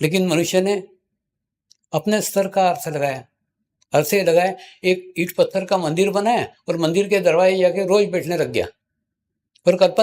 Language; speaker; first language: Hindi; native; Hindi